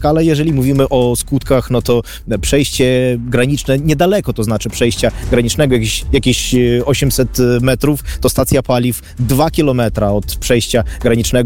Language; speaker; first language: Polish; non-native, fluent; Ukrainian